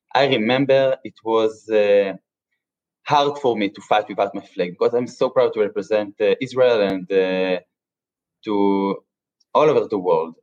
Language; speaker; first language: English; non-native, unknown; Hebrew